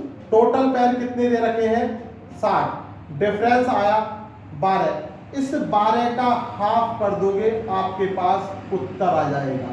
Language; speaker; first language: Hindi; native; Hindi